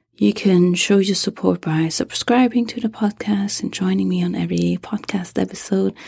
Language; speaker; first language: English; non-native, fluent; German